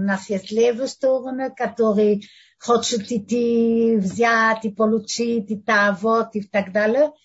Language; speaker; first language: Russian; non-native, learner; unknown